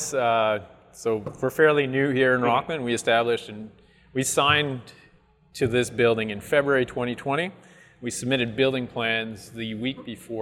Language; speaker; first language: English; non-native, fluent; French